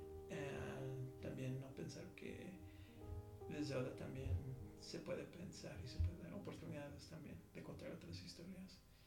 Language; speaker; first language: Spanish; early bilingual, heritage; Spanish